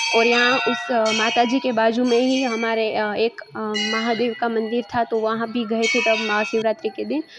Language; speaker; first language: Hindi; non-native, local second language; Gujarati